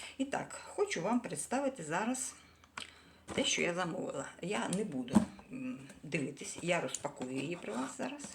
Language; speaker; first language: Ukrainian; non-native, local second language; Russian